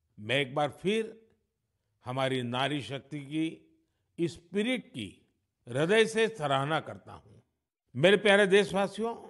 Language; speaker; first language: Hindi; non-native, local second language; Gujarati